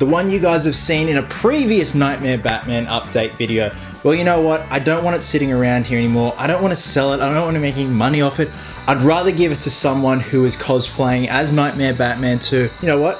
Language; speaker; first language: English; native; English